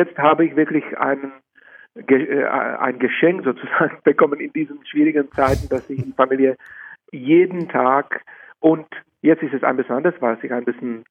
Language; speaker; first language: German; non-native, fluent; Czech